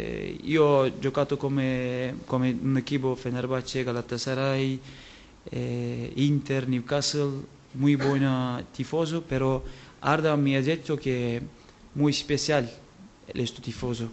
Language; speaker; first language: Spanish; non-native, learner; Turkish